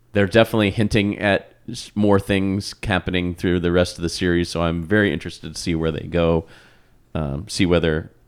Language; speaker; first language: English; native; English